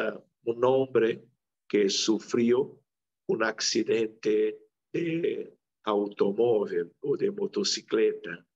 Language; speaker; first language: Spanish; non-native, local second language; Portuguese